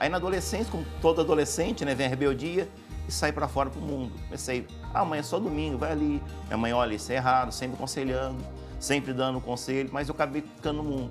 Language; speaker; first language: Portuguese; native; Portuguese